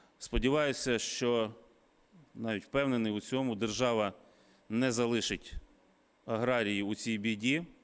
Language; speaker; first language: Ukrainian; native; Ukrainian